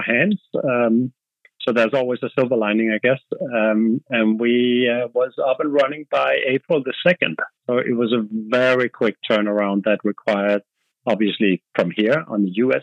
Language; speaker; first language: English; non-native, fluent; Danish